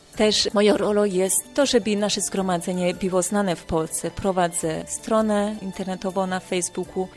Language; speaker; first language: Polish; non-native, fluent; Hungarian